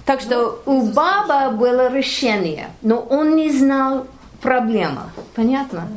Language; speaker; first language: Russian; non-native, learner; English